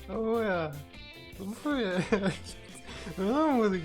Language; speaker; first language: Korean; non-native, learner; Russian